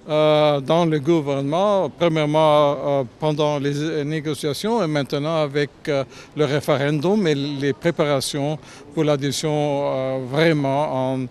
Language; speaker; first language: French; non-native, fluent; German